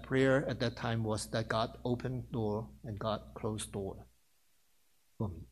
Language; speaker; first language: English; non-native, local second language; Cantonese